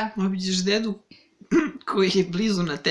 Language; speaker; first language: Serbian; native; Serbian